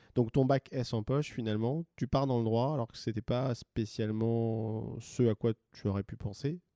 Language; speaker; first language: French; native; French